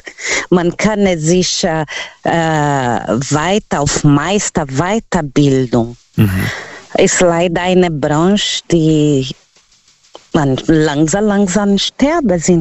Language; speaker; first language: German; non-native, learner; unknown